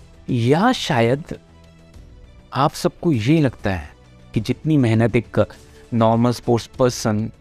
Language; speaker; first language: Hindi; native; Hindi